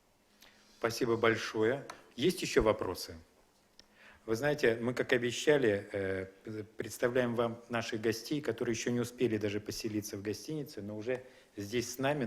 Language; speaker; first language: Russian; native; Russian